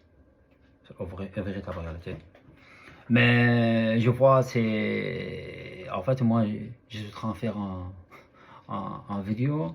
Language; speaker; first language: French; non-native, fluent; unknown